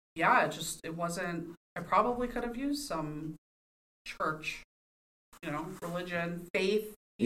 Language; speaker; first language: English; native; English